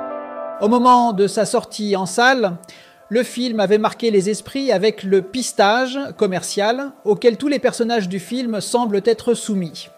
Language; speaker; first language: French; native; French